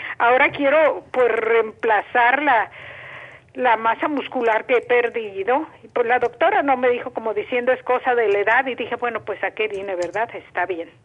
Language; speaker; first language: Spanish; native; Spanish